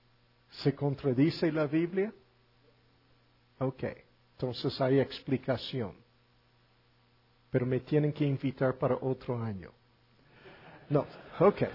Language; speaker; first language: Spanish; non-native, fluent; English